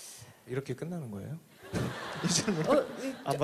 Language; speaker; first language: Korean; native; Korean